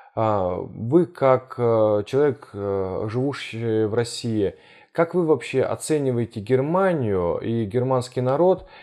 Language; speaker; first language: Russian; early bilingual, heritage; Russian